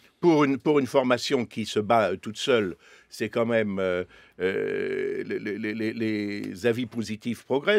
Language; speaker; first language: French; native; French